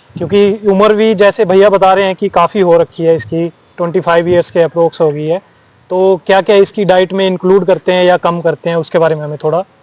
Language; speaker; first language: Hindi; native; Hindi